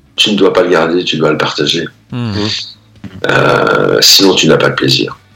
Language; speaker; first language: French; native; French